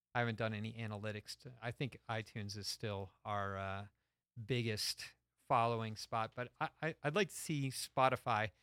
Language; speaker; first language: English; native; English